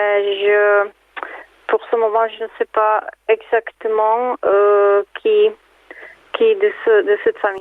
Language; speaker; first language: French; non-native, fluent; Czech